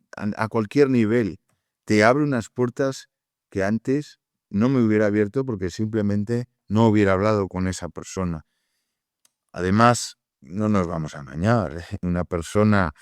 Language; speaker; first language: Spanish; native; Spanish